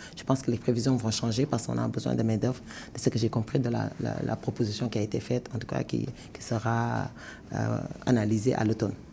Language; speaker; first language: French; non-native, local second language; Wolof